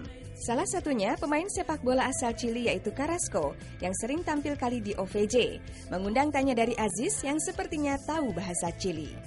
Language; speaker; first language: Indonesian; native; Indonesian